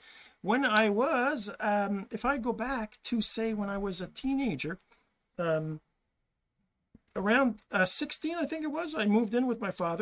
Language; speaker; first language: English; early bilingual, other home language; French